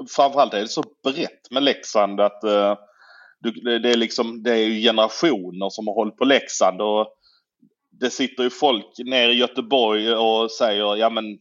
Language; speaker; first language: Swedish; native; Swedish